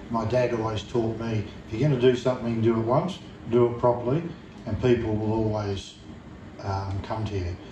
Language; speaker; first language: English; native; English